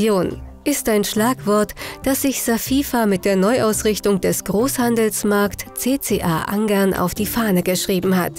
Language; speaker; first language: German; native; German